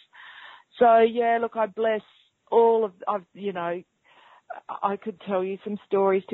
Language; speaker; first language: English; native; English